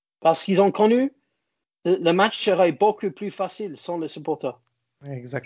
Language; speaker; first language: French; non-native, learner; English